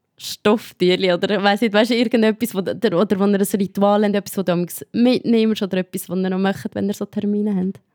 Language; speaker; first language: German; native; German